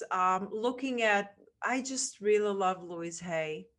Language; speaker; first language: English; non-native, fluent; Czech